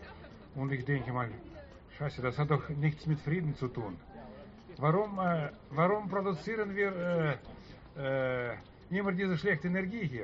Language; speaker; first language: German; non-native, fluent; Russian